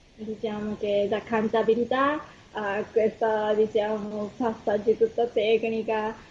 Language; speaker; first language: Italian; non-native, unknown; Japanese